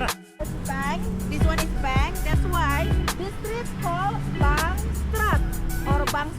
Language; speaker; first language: English; non-native, learner; Indonesian